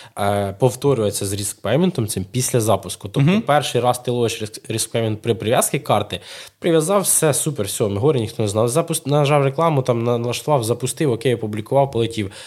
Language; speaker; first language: Ukrainian; non-native, local second language; Russian